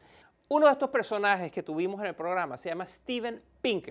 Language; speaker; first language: Spanish; native; Spanish